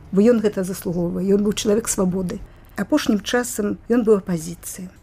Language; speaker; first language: Belarusian; native; Belarusian